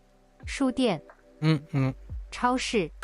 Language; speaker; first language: Chinese; non-native, learner; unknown